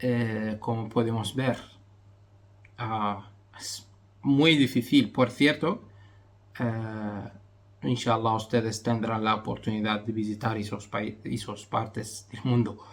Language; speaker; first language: Spanish; non-native, fluent; Arabic